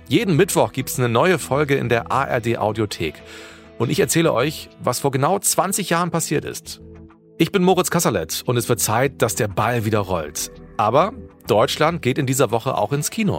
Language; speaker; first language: German; native; German